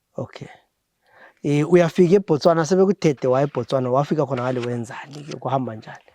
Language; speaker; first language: Zulu; native; Zulu